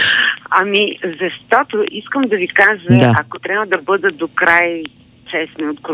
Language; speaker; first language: Bulgarian; native; Bulgarian